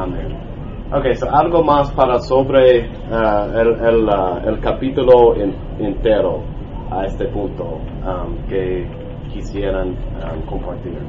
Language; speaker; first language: Spanish; non-native, learner; English